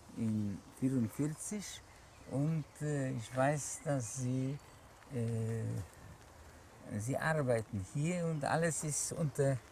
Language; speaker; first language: German; non-native, learner; Polish